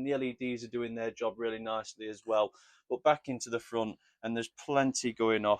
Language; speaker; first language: English; native; English